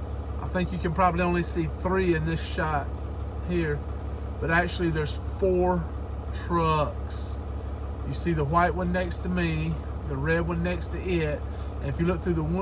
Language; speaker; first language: English; native; English